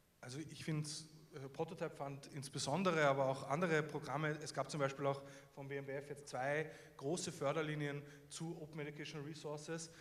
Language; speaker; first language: German; native; German